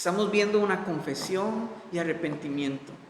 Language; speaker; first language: Spanish; native; Spanish